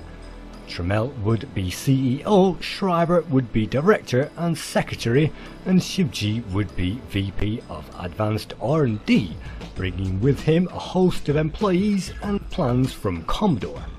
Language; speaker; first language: English; native; English